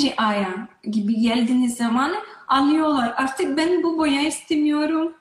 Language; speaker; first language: Turkish; non-native, learner; Russian